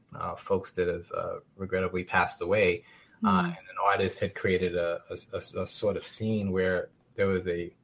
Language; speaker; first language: English; native; English